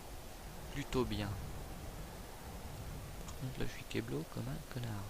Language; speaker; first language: French; native; French